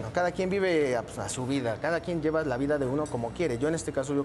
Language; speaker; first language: Spanish; native; Spanish